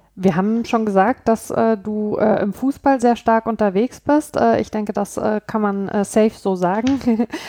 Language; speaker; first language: German; native; German